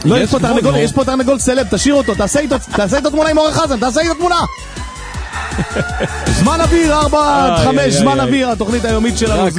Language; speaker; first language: Hebrew; native; Hebrew